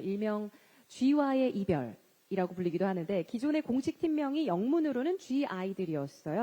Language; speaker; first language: Korean; native; Korean